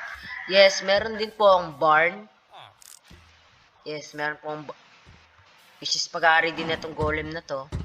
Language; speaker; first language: Filipino; native; Filipino